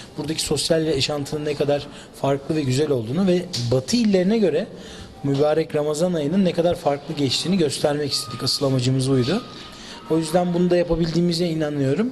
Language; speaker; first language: Turkish; native; Turkish